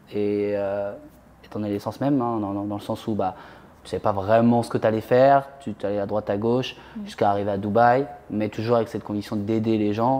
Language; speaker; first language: French; native; French